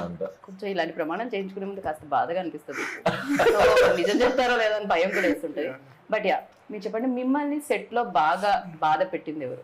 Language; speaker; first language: Telugu; native; Telugu